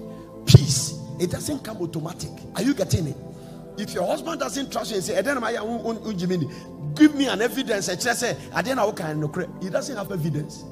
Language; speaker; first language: English; non-native, local second language; Akan